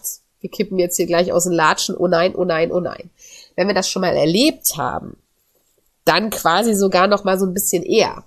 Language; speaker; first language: German; native; German